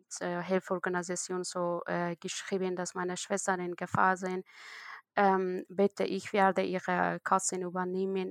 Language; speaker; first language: German; non-native, learner; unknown